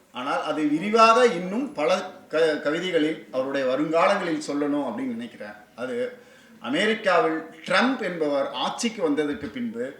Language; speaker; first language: Tamil; native; Tamil